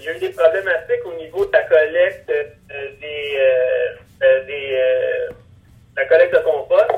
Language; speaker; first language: French; native; French